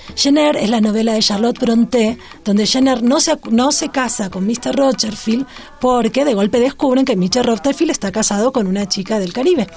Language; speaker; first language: Spanish; native; Spanish